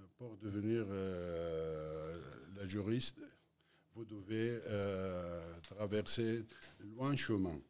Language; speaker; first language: French; non-native, learner; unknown